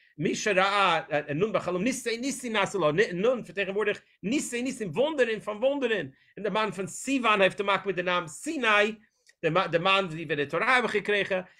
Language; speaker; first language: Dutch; non-native, fluent; English